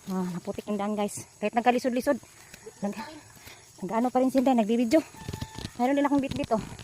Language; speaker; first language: Filipino; non-native, local second language; Cebuano